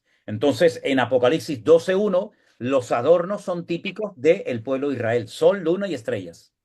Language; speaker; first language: Spanish; native; Spanish